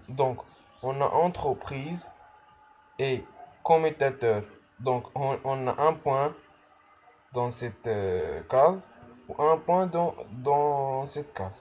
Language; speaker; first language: French; non-native, local second language; Arabic